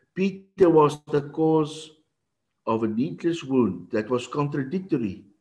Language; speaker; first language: English; non-native, local second language; Afrikaans